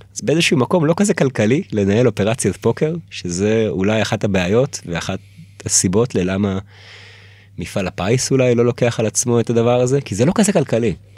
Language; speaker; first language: Hebrew; early bilingual, other home language; Russian